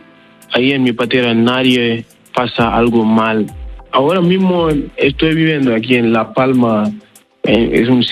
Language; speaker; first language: Spanish; non-native, learner; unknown